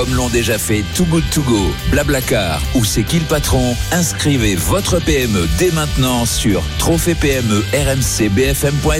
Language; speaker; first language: French; native; French